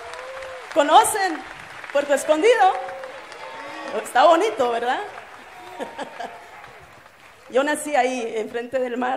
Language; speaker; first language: Spanish; native; Spanish